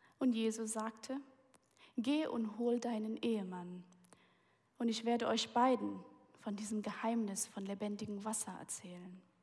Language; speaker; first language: German; early bilingual, heritage; German